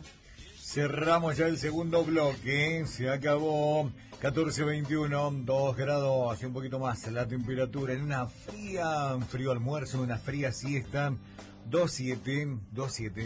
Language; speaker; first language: Spanish; native; Spanish